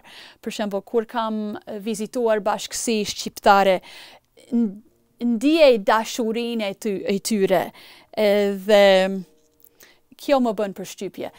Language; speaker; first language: Albanian; non-native, fluent; English